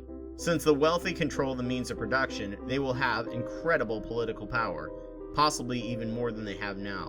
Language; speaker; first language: English; native; English